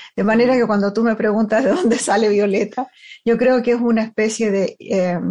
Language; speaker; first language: Spanish; native; Spanish